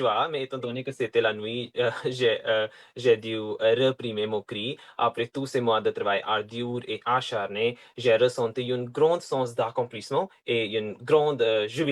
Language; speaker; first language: French; non-native, fluent; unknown